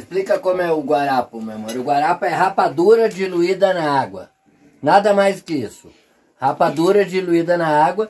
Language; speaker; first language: Spanish; native; Spanish